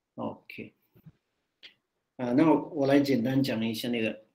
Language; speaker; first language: Chinese; non-native, fluent; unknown